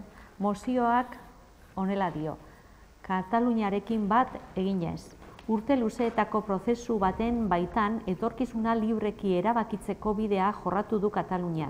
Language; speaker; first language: Basque; native; Basque